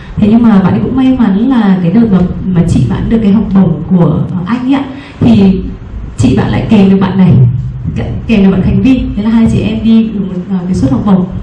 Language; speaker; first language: Vietnamese; native; Vietnamese